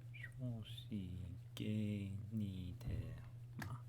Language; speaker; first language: Chinese; non-native, learner; English